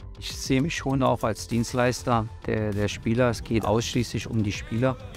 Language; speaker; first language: German; native; German